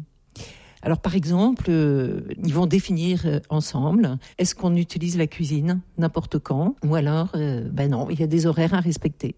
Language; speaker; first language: French; native; French